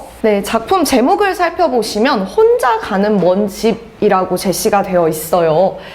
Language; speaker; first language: Korean; native; Korean